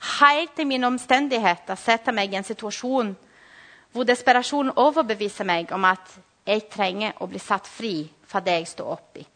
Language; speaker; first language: Norwegian; non-native, fluent; Portuguese